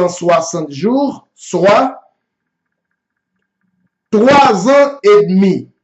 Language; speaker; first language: French; non-native, local second language; Haitian Creole